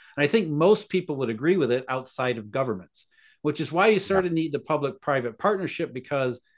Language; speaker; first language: English; native; English